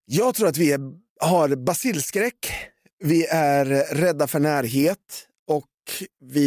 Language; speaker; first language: Swedish; native; Swedish